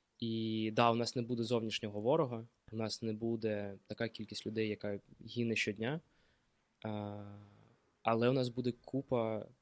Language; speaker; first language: Ukrainian; non-native, local second language; Russian